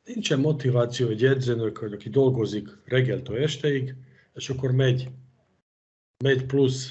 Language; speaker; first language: Hungarian; non-native, fluent; Serbian